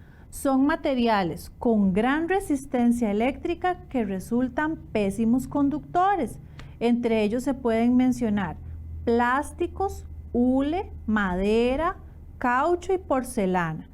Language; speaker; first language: Spanish; native; Spanish